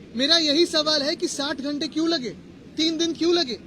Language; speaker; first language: Hindi; non-native, local second language; Marathi